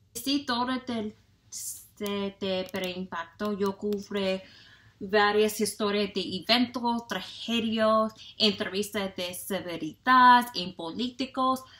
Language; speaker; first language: Spanish; non-native, learner; English